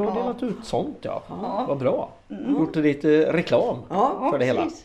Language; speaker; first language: Swedish; native; Swedish